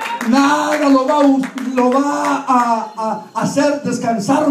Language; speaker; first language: Spanish; early bilingual, heritage; Spanish